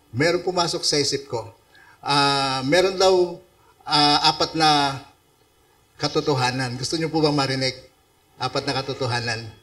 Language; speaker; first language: Filipino; non-native, local second language; Iloko